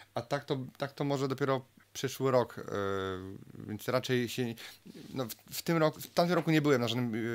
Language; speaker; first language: Polish; native; Polish